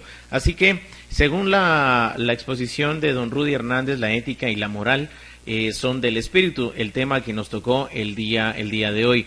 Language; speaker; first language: Spanish; native; Spanish